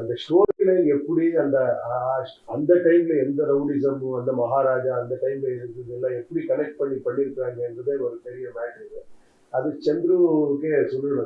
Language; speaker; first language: Tamil; non-native, learner; Kannada